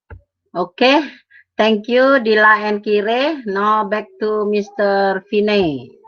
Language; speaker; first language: English; non-native, fluent; Indonesian